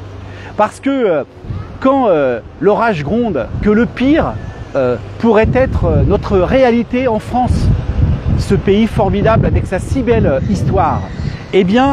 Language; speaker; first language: French; native; French